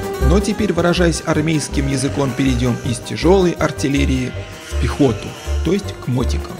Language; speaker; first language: Russian; native; Russian